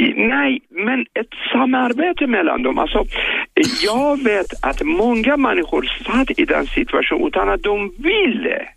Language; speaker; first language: Swedish; non-native, fluent; Kurdish